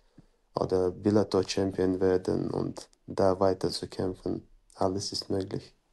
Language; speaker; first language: German; non-native, fluent; Chechen